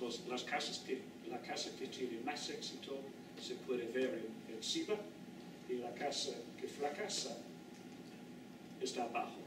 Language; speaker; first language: Spanish; non-native, fluent; English